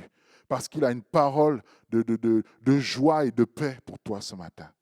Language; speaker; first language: French; native; French